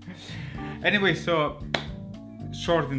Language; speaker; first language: English; non-native, fluent; Lithuanian